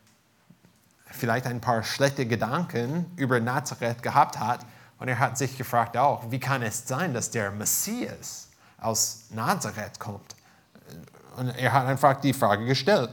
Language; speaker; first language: German; non-native, fluent; English